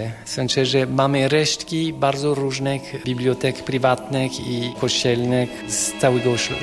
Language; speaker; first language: Polish; non-native, fluent; French